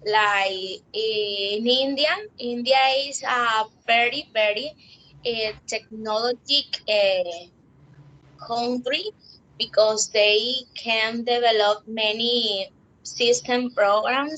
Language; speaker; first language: English; non-native, learner; Spanish